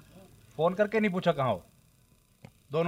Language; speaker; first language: Hindi; native; Hindi